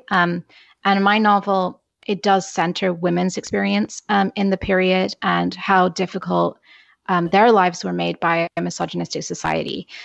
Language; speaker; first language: English; native; English